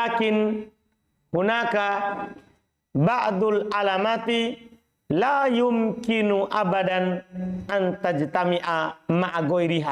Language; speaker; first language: Arabic; non-native, fluent; Indonesian